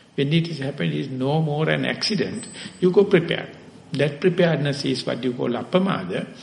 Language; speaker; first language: English; non-native, local second language; Sinhala